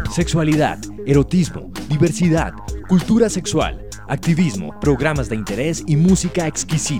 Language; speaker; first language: Spanish; native; Spanish